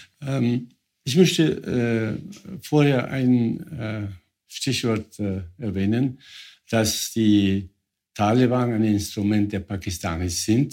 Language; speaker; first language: German; non-native, fluent; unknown